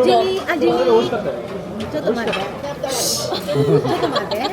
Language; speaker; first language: Japanese; non-native, fluent; Filipino